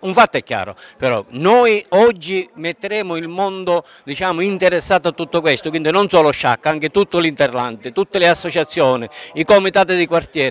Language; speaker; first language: Italian; native; Italian